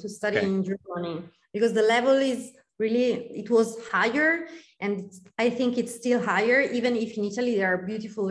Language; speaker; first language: English; non-native, fluent; Italian